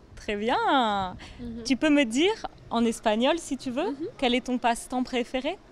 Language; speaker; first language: French; native; French